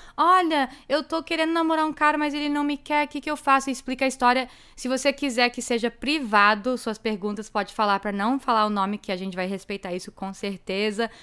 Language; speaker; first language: Portuguese; early bilingual, heritage; English